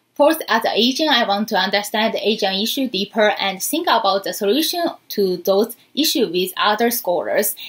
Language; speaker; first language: English; non-native, fluent; Japanese